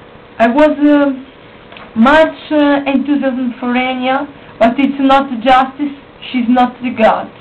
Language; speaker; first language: English; non-native, learner; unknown